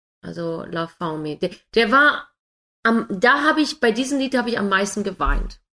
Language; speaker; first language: German; non-native, fluent; English